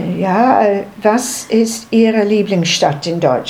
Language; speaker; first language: German; non-native, learner; English